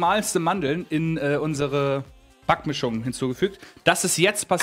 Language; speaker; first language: German; native; German